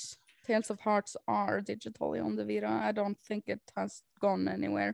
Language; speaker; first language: English; non-native, fluent; Norwegian